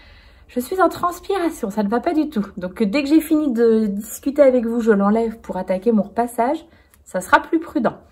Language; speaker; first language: French; native; French